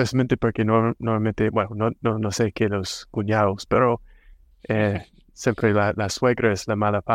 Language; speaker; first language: Spanish; non-native, fluent; English